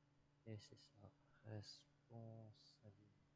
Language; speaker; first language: French; non-native, learner; English